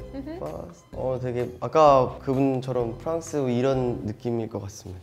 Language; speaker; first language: Korean; native; Korean